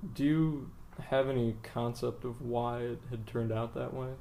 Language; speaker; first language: English; native; English